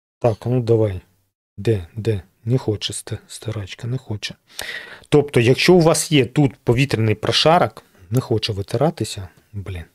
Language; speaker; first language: Ukrainian; non-native, local second language; Russian